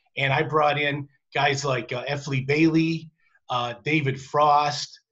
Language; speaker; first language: English; native; English